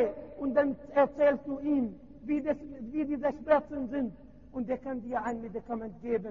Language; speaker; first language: German; non-native, learner; Arabic